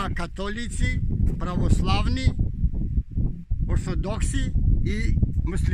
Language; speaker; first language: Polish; non-native, learner; Macedonian